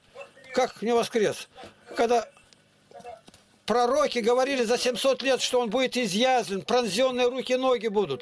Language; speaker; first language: Russian; native; Russian